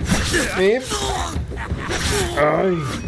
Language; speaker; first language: Spanish; native; Spanish